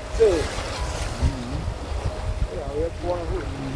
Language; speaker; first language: Spanish; native; Spanish